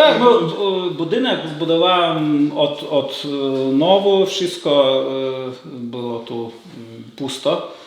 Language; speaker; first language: Polish; non-native, learner; Lithuanian